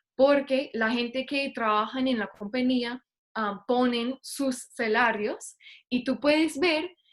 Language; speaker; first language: Spanish; non-native, fluent; English